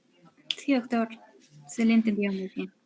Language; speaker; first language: Spanish; native; Spanish